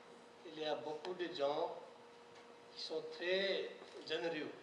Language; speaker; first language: French; non-native, learner; Nepali